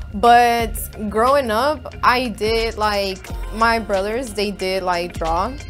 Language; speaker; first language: English; native; English